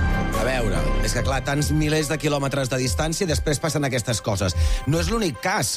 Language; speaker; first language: Catalan; native; Catalan